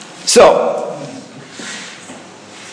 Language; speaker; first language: German; non-native, learner; English